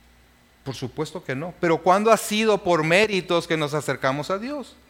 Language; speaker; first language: Spanish; native; Spanish